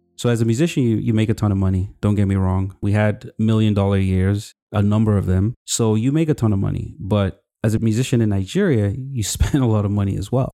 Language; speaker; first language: English; non-native, local second language; Yoruba